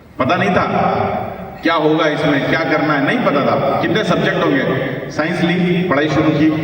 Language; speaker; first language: Hindi; native; Hindi